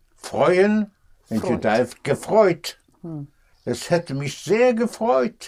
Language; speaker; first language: German; non-native, fluent; English